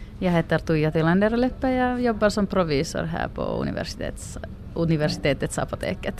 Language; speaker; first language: Swedish; non-native, local second language; Finnish